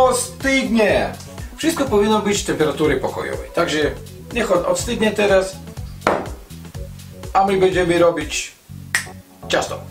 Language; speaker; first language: Polish; non-native, learner; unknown